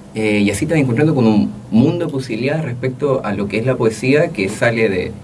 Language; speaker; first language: Spanish; native; Spanish